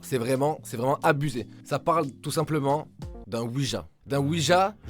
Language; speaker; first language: French; native; French